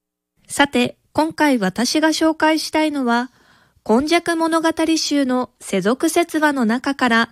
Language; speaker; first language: Japanese; native; Japanese